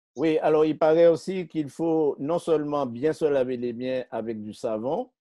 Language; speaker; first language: French; native; French